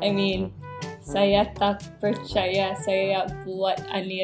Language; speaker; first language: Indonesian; non-native, local second language; English